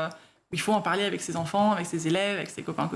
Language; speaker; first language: French; native; French